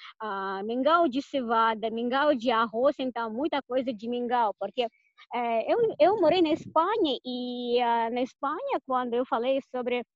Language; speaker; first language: Portuguese; non-native, fluent; Russian